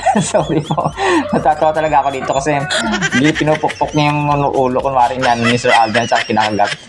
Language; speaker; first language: Filipino; native; Filipino